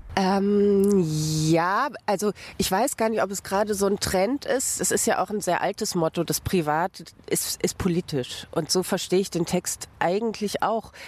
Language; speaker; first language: German; native; German